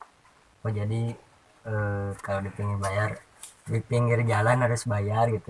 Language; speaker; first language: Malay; non-native, local second language; Sundanese